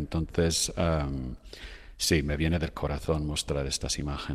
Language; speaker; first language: Spanish; non-native, fluent; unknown